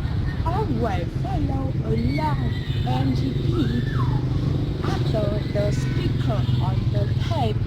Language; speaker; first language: English; non-native, learner; Thai